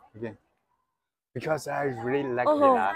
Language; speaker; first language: English; non-native, learner; Chinese